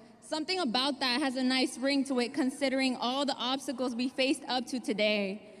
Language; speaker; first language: English; early bilingual, other home language; Spanish